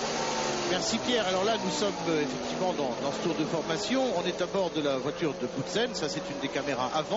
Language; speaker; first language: French; native; French